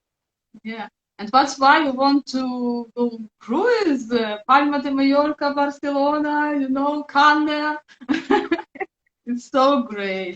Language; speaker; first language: English; non-native, learner; Russian